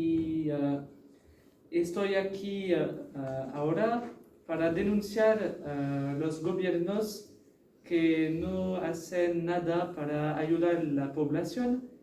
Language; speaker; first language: Spanish; non-native, learner; French